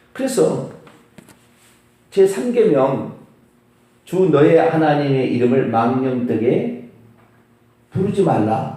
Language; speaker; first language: Korean; native; Korean